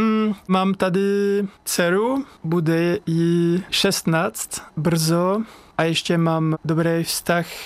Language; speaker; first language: Czech; non-native, learner; French